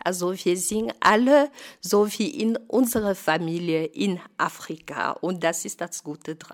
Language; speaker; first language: German; non-native, fluent; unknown